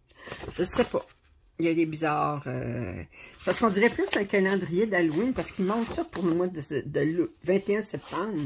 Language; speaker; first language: French; native; French